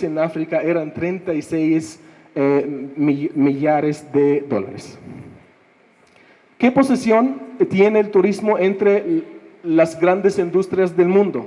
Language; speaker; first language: Spanish; non-native, fluent; Arabic